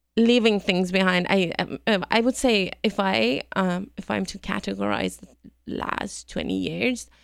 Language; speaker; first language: English; non-native, fluent; Persian